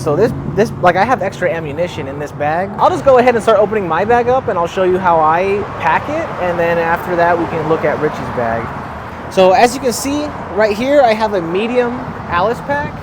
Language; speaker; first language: English; native; English